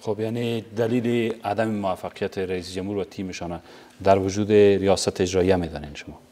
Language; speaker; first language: Persian; native; Persian